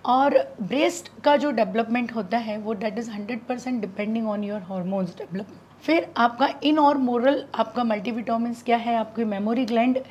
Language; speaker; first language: Hindi; native; Hindi